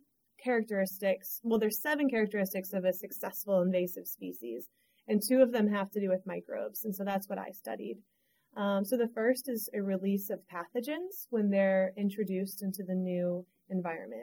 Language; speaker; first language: English; native; English